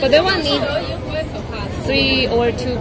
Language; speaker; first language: English; non-native, learner; Chinese